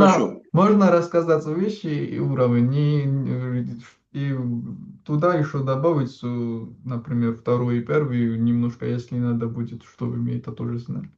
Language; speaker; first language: Russian; non-native, local second language; Georgian